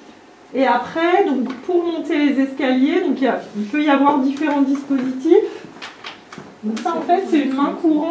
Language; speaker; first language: French; native; French